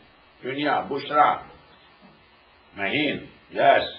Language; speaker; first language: Arabic; non-native, fluent; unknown